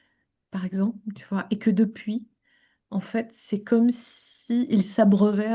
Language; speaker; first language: French; native; French